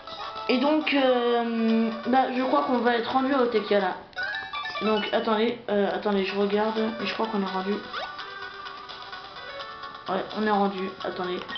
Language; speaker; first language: French; native; French